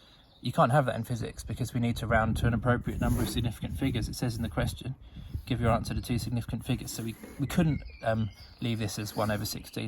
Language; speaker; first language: English; native; English